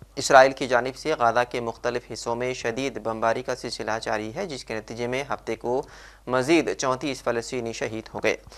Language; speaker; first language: Urdu; native; Urdu